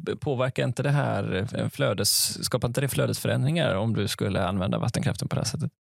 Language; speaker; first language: Swedish; native; Swedish